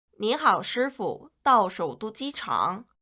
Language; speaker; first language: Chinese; non-native, fluent; Korean